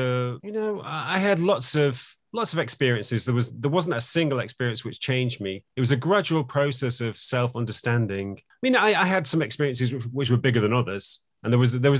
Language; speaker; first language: English; native; English